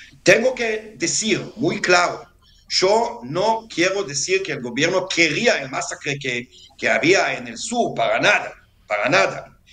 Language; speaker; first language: Spanish; non-native, fluent; Hebrew